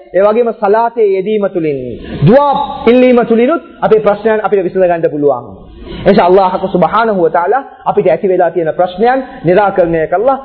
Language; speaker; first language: Sinhala; non-native, local second language; Tamil